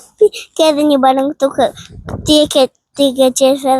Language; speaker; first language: Albanian; early bilingual, heritage; Albanian